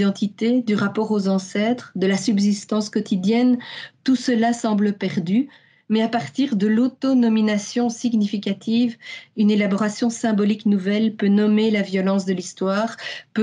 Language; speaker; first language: French; native; French